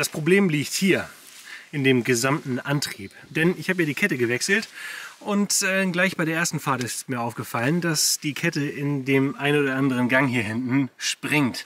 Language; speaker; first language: German; native; German